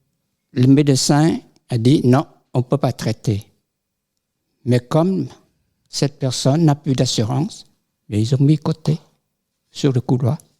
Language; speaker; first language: French; non-native, fluent; Vietnamese